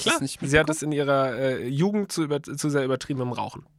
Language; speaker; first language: German; native; German